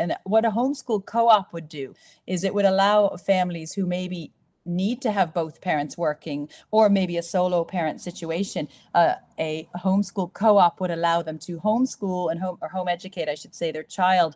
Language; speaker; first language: English; native; English